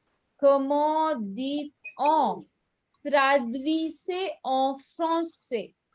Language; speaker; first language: French; non-native, fluent; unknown